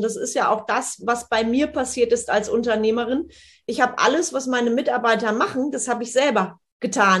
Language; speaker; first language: German; native; German